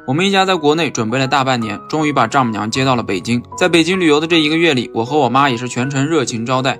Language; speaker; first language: Chinese; native; Chinese